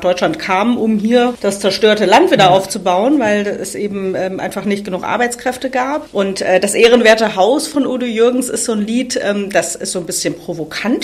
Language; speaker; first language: German; native; German